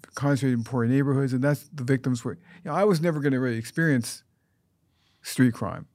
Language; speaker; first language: English; native; English